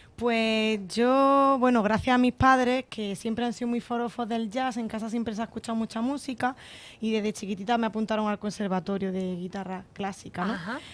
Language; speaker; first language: Spanish; native; Spanish